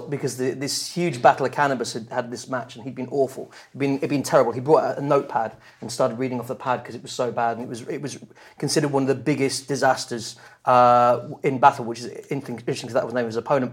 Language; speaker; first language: English; native; English